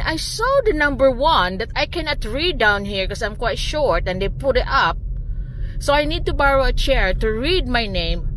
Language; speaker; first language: English; non-native, local second language; Cebuano